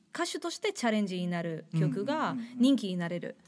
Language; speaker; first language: Japanese; non-native, fluent; Spanish